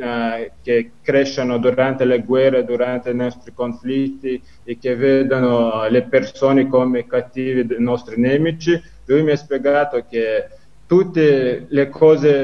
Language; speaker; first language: Italian; non-native, learner; Chechen